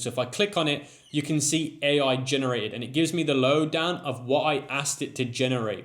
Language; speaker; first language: English; native; English